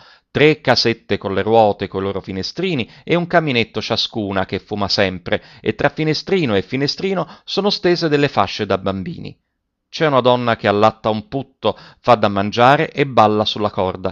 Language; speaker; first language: Italian; native; Italian